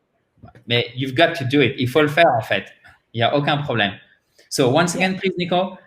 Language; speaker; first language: French; native; French